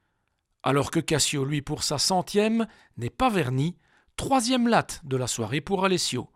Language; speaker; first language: French; native; French